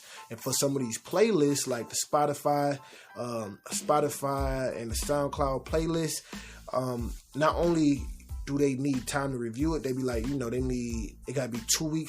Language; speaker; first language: English; native; English